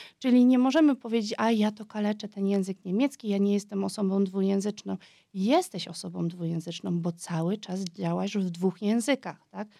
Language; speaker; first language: Polish; early bilingual, heritage; Polish